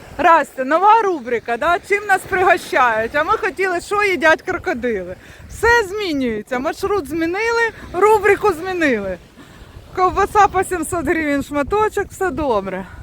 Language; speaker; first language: Ukrainian; non-native, local second language; Russian